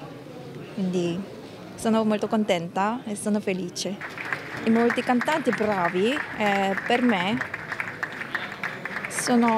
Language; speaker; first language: Italian; non-native, learner; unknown